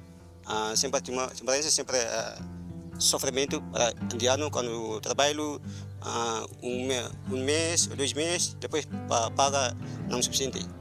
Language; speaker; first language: Portuguese; non-native, learner; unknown